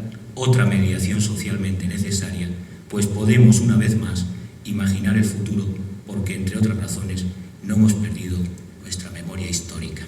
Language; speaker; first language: Spanish; native; Spanish